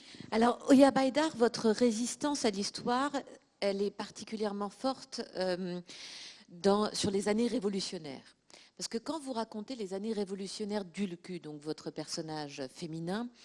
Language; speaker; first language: French; native; French